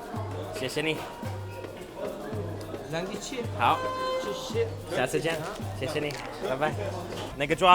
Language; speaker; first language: Chinese; non-native, learner; English